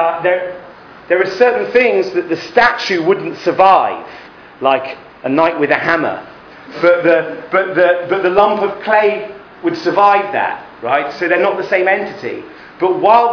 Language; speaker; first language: English; native; English